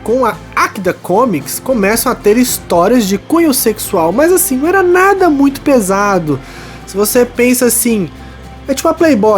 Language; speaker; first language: Portuguese; native; Portuguese